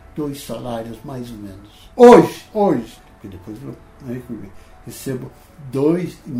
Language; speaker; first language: Portuguese; non-native, fluent; Dutch